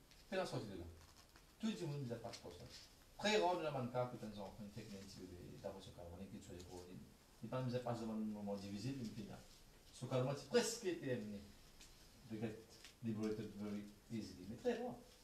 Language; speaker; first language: French; non-native, local second language; Morisyen